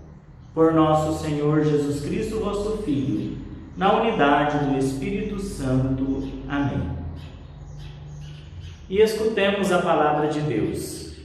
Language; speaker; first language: Portuguese; native; Portuguese